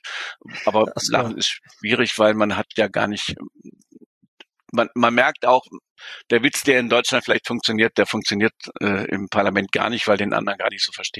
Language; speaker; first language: German; native; German